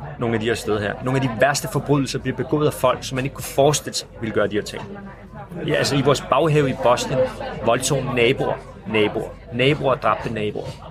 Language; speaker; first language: Danish; early bilingual, other home language; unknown